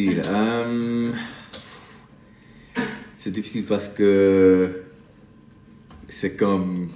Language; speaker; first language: French; non-native, learner; English